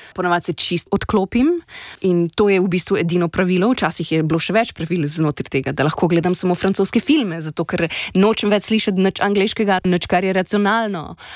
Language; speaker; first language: Slovenian; native; Slovenian